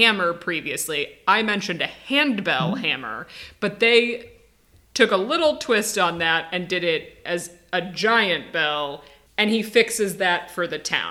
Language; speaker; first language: English; native; English